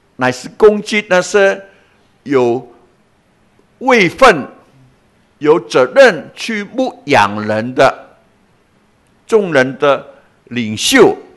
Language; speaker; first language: Chinese; non-native, local second language; Cantonese